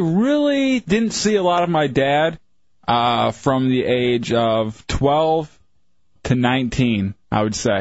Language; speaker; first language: English; native; English